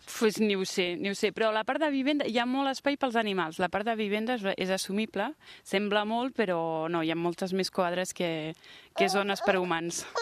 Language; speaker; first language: Catalan; early bilingual, other home language; French